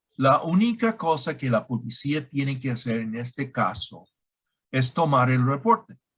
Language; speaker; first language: Spanish; non-native, learner; English